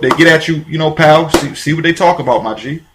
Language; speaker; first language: English; native; English